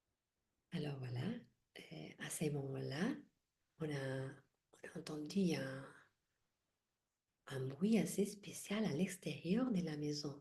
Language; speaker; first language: French; non-native, fluent; Spanish